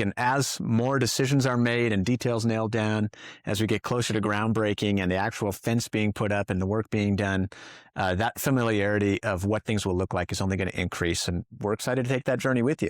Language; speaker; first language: English; native; English